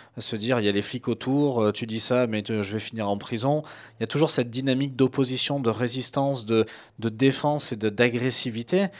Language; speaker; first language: French; native; French